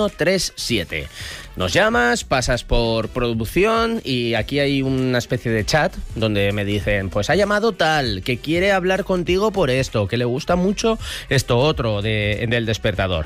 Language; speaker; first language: Spanish; native; Spanish